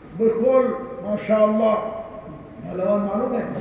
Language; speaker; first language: Urdu; non-native, learner; Arabic